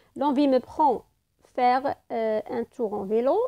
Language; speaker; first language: French; non-native, local second language; Arabic